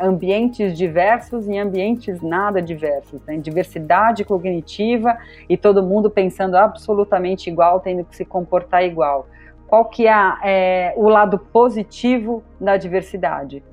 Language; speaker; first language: Portuguese; native; Portuguese